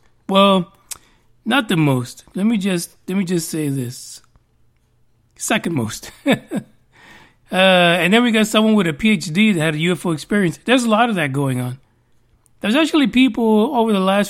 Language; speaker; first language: English; native; English